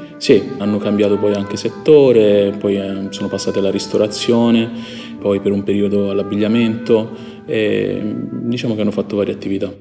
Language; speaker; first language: Italian; early bilingual, other home language; Chinese